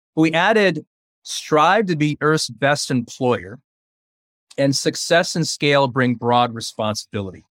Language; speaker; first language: English; early bilingual, other home language; Chinese